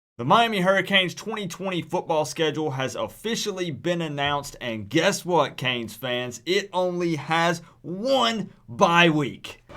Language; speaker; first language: English; native; English